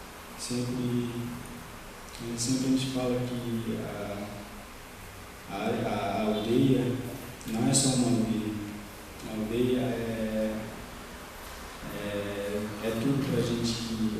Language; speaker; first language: Portuguese; non-native, local second language; Guarani